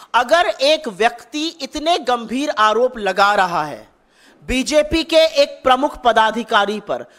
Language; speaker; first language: Hindi; native; Hindi